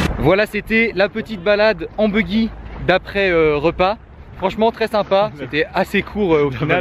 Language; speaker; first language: French; native; French